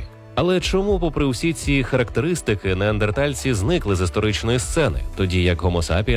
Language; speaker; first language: Ukrainian; native; Ukrainian